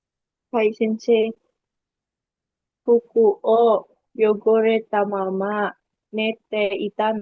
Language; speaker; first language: Japanese; non-native, learner; Indonesian